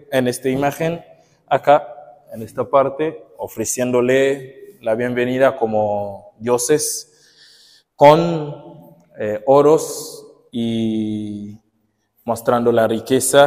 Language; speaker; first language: Spanish; non-native, fluent; Haitian Creole